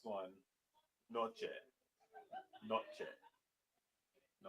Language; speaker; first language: Spanish; non-native, learner; English